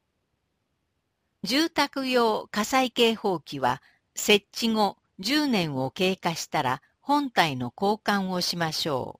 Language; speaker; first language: Japanese; native; Japanese